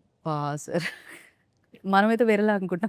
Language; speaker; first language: Telugu; native; Telugu